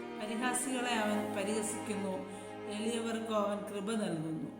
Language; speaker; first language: Malayalam; native; Malayalam